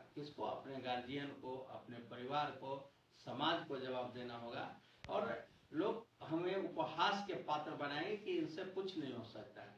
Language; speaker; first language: Hindi; native; Hindi